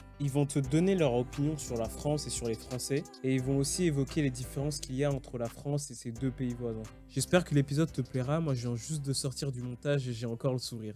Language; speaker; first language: French; native; French